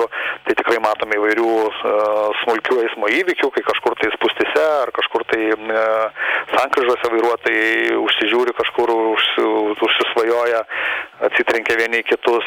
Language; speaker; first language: Lithuanian; native; Lithuanian